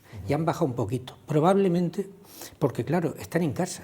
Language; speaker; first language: Spanish; native; Spanish